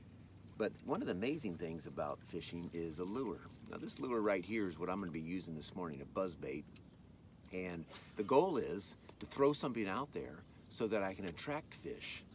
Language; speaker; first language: English; native; English